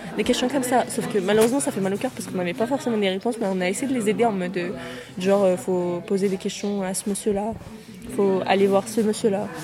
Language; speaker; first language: French; early bilingual, other home language; Kurdish